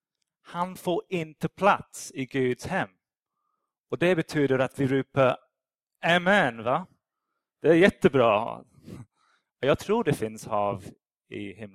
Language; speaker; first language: Swedish; non-native, fluent; English